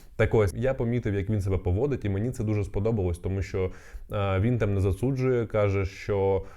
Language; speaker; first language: Ukrainian; non-native, local second language; Russian